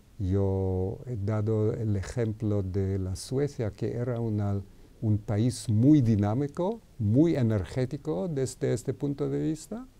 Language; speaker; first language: Spanish; non-native, fluent; Hebrew